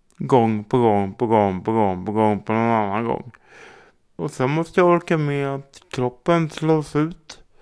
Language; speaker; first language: Swedish; native; Swedish